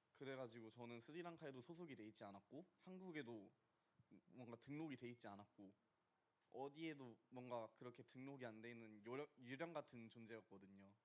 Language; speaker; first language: Korean; early bilingual, other home language; Sinhala